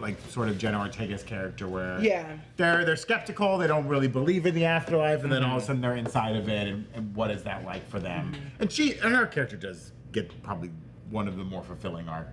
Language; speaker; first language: English; native; English